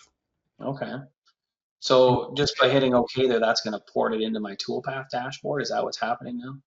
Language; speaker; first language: English; native; English